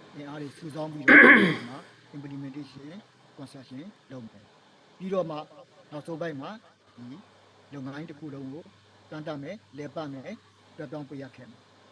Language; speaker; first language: Burmese; native; Burmese